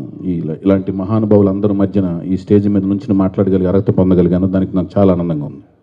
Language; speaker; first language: Telugu; native; Telugu